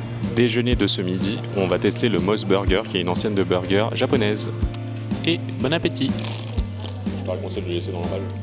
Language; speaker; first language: French; native; French